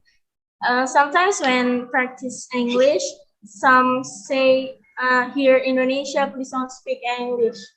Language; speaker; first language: English; non-native, learner; Indonesian